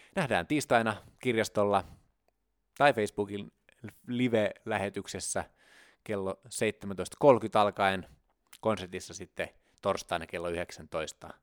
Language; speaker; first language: Finnish; native; Finnish